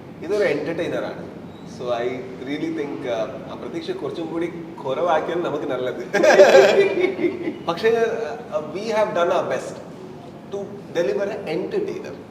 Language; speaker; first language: Malayalam; non-native, learner; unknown